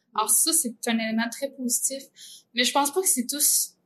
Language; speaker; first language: French; native; French